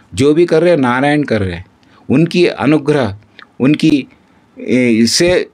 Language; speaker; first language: Hindi; non-native, local second language; Kannada